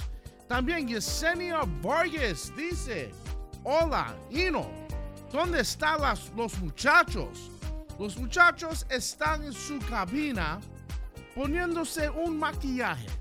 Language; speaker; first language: Spanish; early bilingual, heritage; Spanish